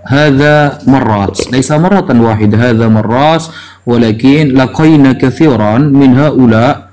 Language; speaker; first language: Arabic; non-native, learner; Indonesian